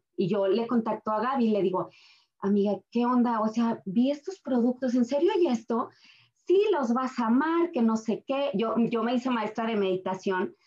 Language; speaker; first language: Spanish; native; Spanish